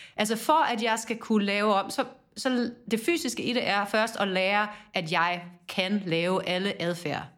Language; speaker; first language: Danish; native; Danish